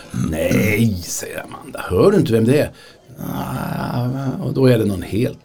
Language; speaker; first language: Swedish; native; Swedish